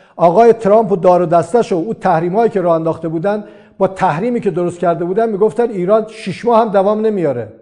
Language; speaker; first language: Persian; non-native, local second language; Azerbaijani